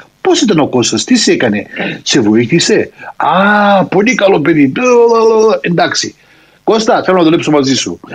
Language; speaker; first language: Greek; early bilingual, heritage; Greek